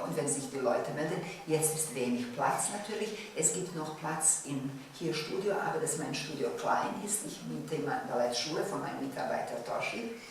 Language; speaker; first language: German; non-native, fluent; Bosnian